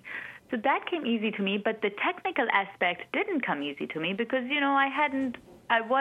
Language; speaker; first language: English; non-native, local second language; Urdu